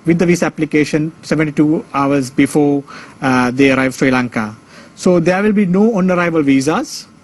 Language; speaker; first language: English; non-native, local second language; Sinhala